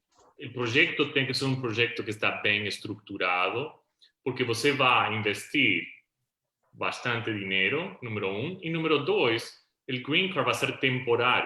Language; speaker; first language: Portuguese; non-native, fluent; Spanish